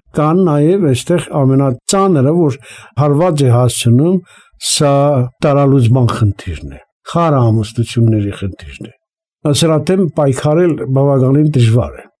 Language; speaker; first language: Armenian; native; Armenian